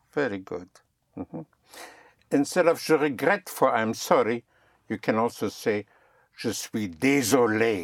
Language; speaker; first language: English; non-native, fluent; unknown